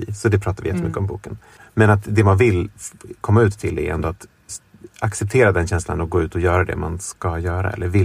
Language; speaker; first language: Swedish; native; Swedish